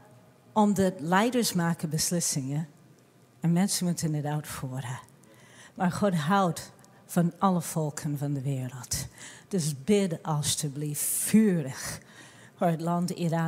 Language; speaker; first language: Dutch; non-native, fluent; English